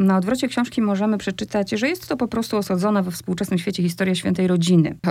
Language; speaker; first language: Polish; native; Polish